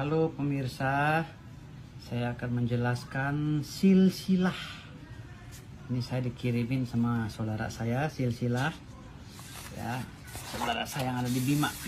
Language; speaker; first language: Indonesian; native; Indonesian